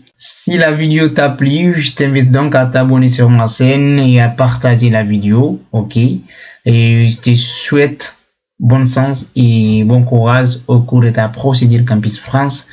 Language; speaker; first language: French; non-native, local second language; Fula